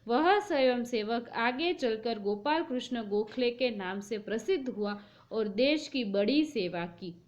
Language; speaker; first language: Hindi; non-native, local second language; Gujarati